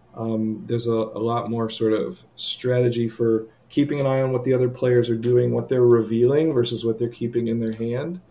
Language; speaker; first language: English; native; English